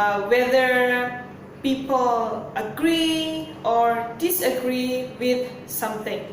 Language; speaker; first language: English; non-native, local second language; Indonesian